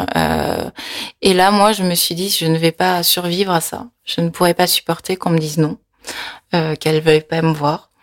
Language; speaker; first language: French; early bilingual, other home language; Korean